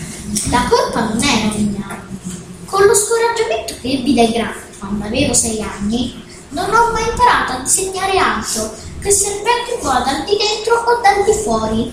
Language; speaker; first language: Italian; native; Italian